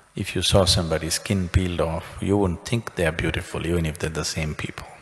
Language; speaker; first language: English; non-native, local second language; Kannada